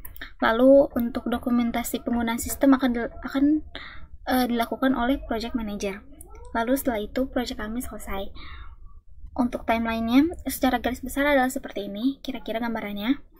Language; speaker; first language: Indonesian; native; Indonesian